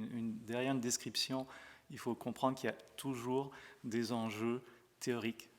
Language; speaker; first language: French; native; French